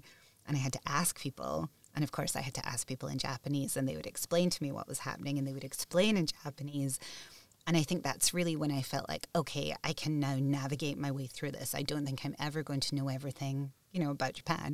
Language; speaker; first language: English; native; English